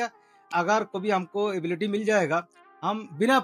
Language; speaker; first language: Hindi; non-native, fluent; Bangla